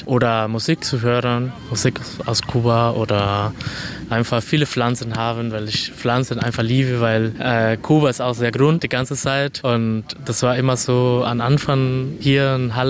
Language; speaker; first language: German; non-native, fluent; Spanish